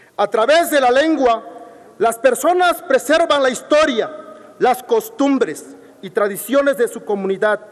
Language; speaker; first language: Spanish; non-native, local second language; Zapotec